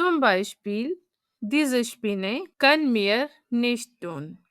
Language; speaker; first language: German; non-native, fluent; Urdu